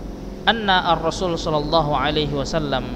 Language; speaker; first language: Arabic; non-native, fluent; Indonesian